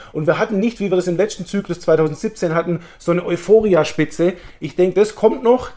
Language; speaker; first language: German; early bilingual, heritage; German